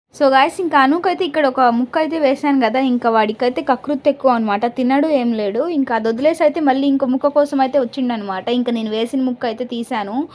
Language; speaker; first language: Telugu; native; Telugu